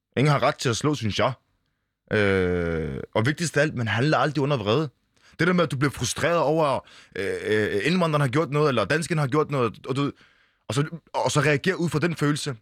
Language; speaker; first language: Danish; early bilingual, other home language; Arabic